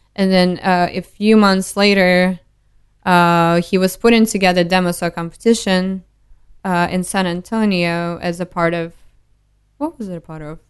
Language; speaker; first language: English; non-native, fluent; Russian